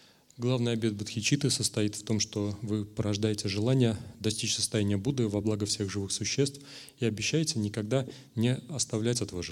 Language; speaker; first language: Russian; native; Russian